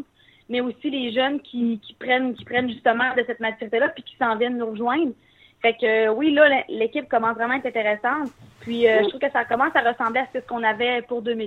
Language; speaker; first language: French; native; French